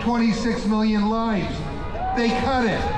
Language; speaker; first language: English; native; English